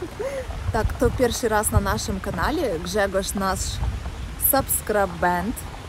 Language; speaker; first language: Polish; non-native, learner; Russian